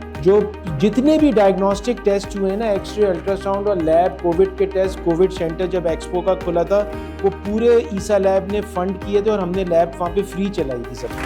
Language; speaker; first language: Urdu; native; Urdu